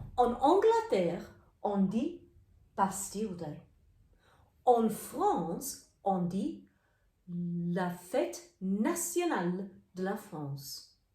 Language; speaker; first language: French; non-native, fluent; English